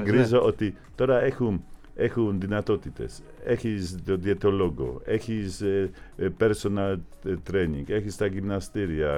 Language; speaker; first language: Greek; non-native, fluent; Polish